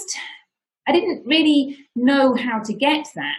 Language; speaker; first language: English; native; English